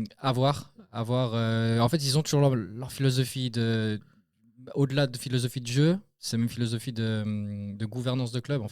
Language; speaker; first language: French; native; French